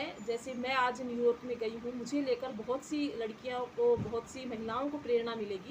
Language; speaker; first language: Hindi; native; Hindi